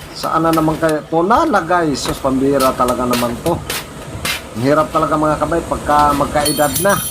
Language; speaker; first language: Filipino; non-native, local second language; Cebuano